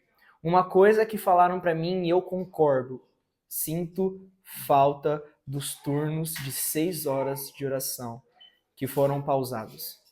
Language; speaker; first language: Portuguese; native; Portuguese